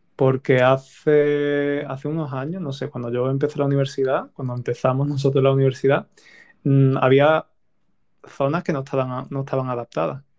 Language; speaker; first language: Spanish; native; Spanish